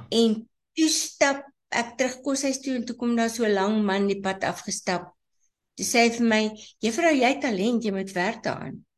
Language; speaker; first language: Afrikaans; native; Afrikaans